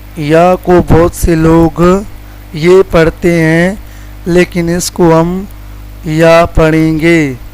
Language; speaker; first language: Urdu; non-native, local second language; Sindhi